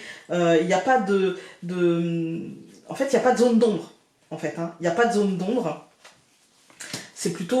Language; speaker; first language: French; native; French